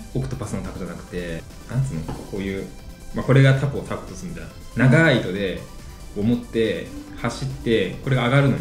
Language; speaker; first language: Japanese; native; Japanese